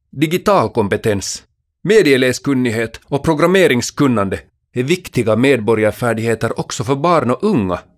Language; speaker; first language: Swedish; native; Swedish